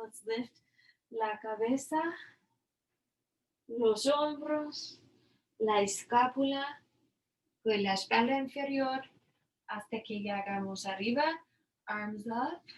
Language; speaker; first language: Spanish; non-native, learner; English